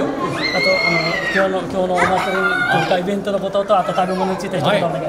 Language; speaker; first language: Japanese; non-native, fluent; Newari